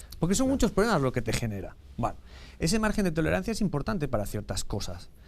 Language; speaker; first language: Spanish; native; Spanish